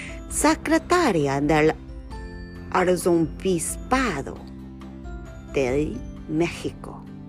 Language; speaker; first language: Spanish; non-native, learner; English